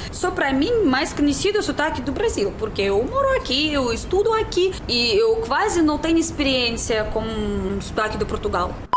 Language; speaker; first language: Portuguese; non-native, learner; Russian